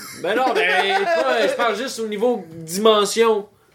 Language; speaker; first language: French; native; French